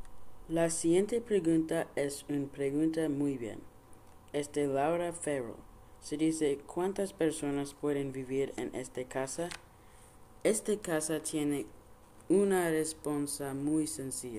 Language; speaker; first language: Spanish; non-native, learner; English